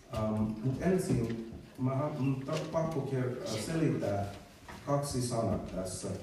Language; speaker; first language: Finnish; non-native, learner; English